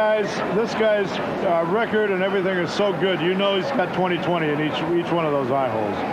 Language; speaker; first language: English; native; English